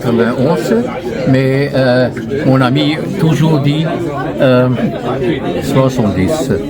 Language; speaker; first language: French; non-native, fluent; German